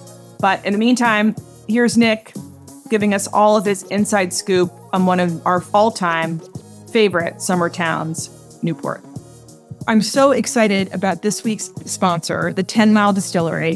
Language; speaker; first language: English; native; English